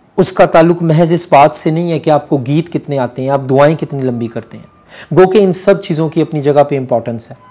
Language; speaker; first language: Urdu; non-native, local second language; Punjabi